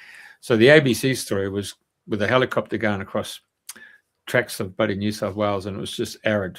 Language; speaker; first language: English; native; English